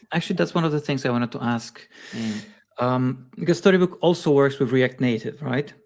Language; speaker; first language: English; non-native, fluent; Polish